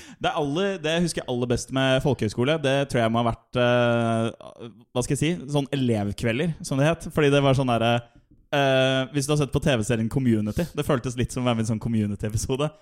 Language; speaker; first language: Norwegian; native; Norwegian